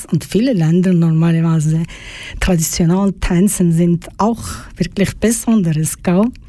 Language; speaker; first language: German; non-native, learner; Georgian